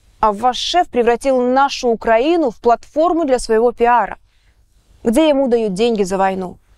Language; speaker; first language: Russian; native; Russian